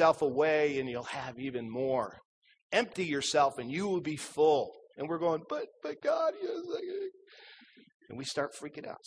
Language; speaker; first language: English; native; English